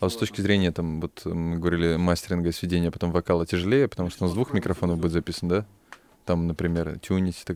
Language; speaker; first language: Russian; native; Russian